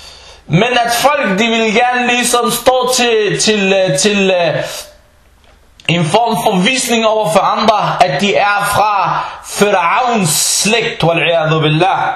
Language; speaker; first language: Danish; non-native, fluent; Arabic